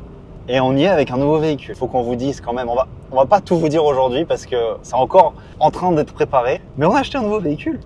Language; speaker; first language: French; native; French